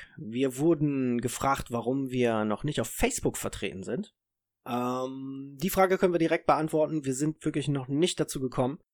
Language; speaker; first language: German; early bilingual, other home language; Italian